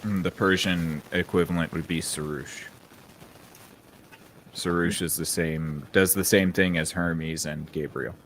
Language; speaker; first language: English; native; English